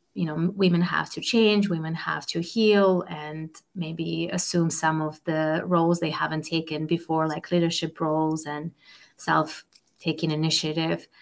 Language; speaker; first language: English; non-native, fluent; Russian